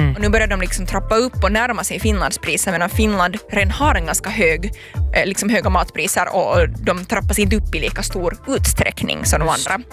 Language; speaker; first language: Swedish; native; Swedish